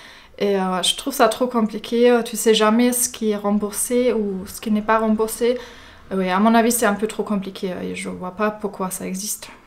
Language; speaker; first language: French; non-native, fluent; German